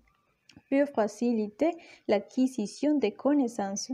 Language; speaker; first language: French; non-native, fluent; Spanish